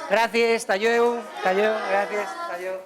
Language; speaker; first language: Spanish; native; Spanish